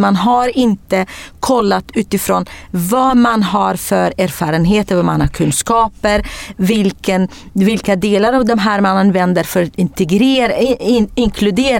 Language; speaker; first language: Swedish; non-native, fluent; Kurdish